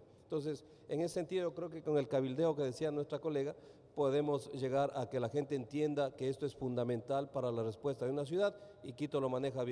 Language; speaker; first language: Spanish; native; Spanish